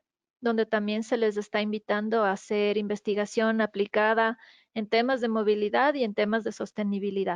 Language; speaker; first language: Spanish; native; Spanish